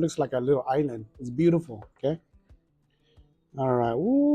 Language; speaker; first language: English; early bilingual, heritage; Hmong